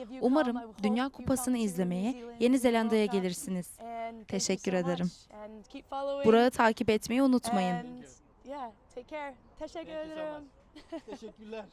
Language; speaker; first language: Turkish; non-native, learner; English